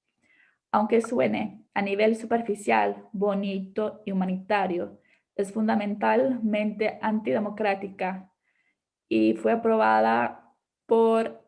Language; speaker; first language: Spanish; non-native, learner; English